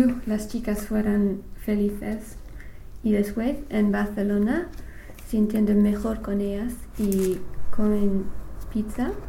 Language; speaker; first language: Spanish; non-native, learner; English